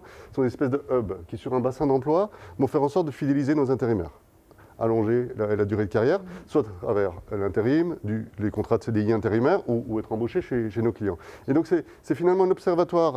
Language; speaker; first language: French; native; French